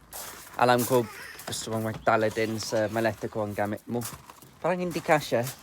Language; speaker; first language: Filipino; non-native, learner; English